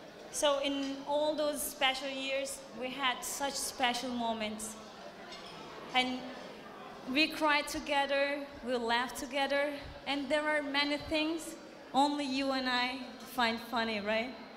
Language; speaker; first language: English; non-native, fluent; Turkish